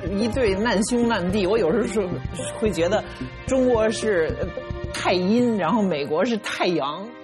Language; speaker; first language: Chinese; native; Chinese